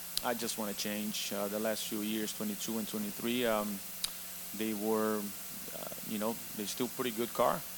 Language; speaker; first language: English; non-native, fluent; Portuguese